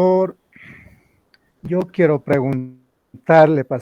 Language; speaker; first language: Spanish; non-native, local second language; Aymara